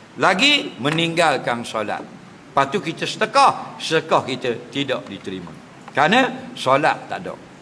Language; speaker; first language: Malay; native; Malay